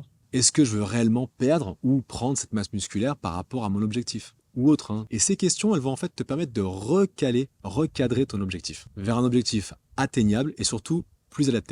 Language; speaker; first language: French; native; French